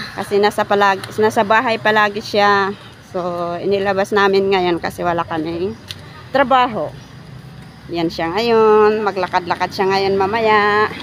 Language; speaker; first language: Filipino; non-native, local second language; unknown